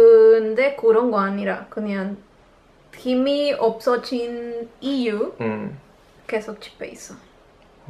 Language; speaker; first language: Korean; non-native, learner; Spanish